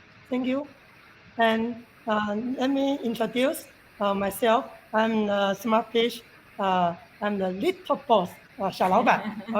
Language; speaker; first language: English; non-native, learner; Chinese